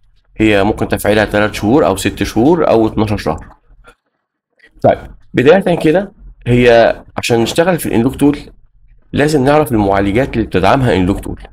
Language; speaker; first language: Arabic; native; Arabic